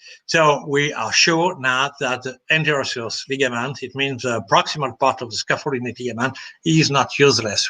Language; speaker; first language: English; non-native, fluent; French